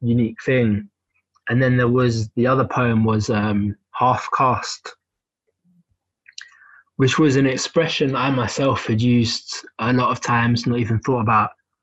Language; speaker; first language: English; native; English